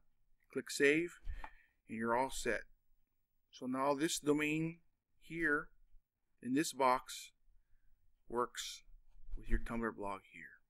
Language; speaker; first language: English; native; English